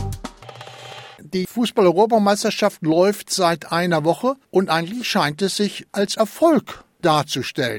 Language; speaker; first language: German; native; German